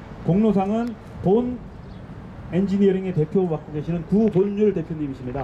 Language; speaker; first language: Korean; native; Korean